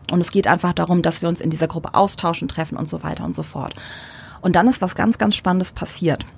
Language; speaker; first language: German; early bilingual, other home language; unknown